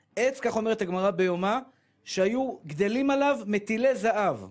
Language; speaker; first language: Hebrew; native; Hebrew